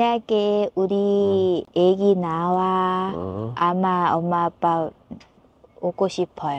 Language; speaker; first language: Korean; non-native, learner; Thai